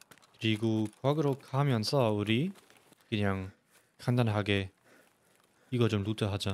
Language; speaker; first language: Korean; non-native, learner; German